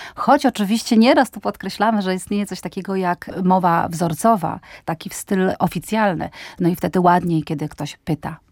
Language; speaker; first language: Polish; native; Polish